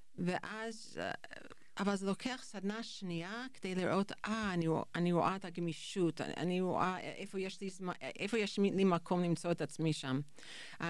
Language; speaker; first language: Hebrew; non-native, fluent; English